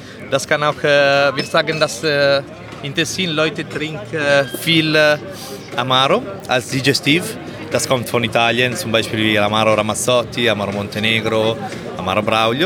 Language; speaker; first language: German; non-native, learner; Italian